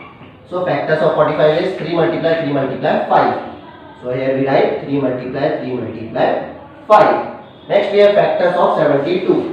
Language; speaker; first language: English; non-native, local second language; Hindi